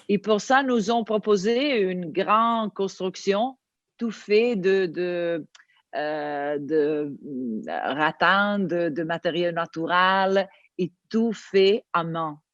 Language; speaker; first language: French; non-native, learner; Italian